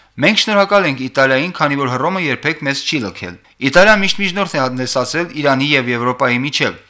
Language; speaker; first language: Armenian; native; Armenian